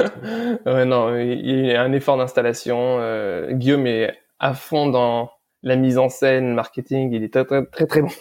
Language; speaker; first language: French; early bilingual, other home language; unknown